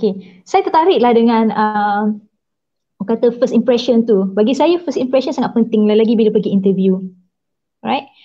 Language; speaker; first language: Malay; native; Malay